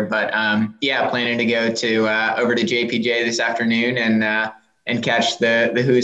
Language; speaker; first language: English; native; English